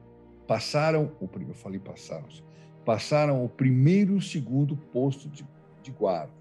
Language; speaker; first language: Portuguese; native; Portuguese